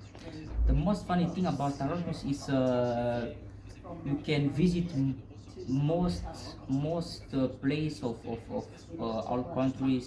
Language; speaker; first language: English; non-native, learner; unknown